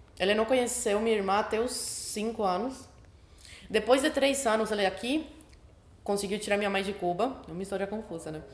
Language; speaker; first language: Portuguese; early bilingual, other home language; Spanish